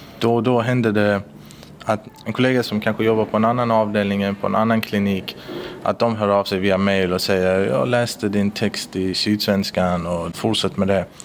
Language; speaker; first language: Swedish; early bilingual, other home language; Persian